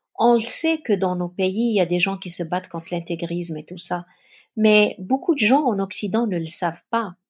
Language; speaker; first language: French; non-native, local second language; Kabyle